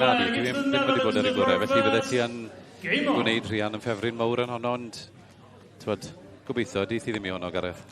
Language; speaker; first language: Welsh; native; Welsh